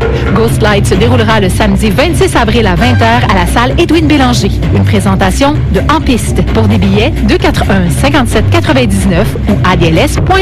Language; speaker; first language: French; native; French